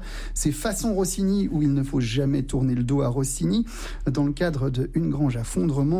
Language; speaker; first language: French; native; French